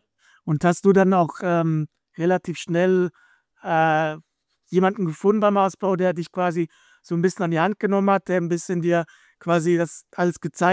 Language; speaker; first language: German; native; German